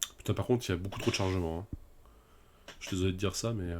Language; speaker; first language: French; native; French